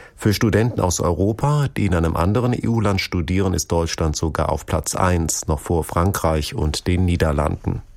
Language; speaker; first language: German; native; German